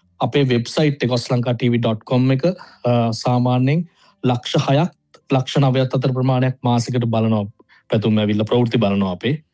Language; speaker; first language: Sinhala; native; Sinhala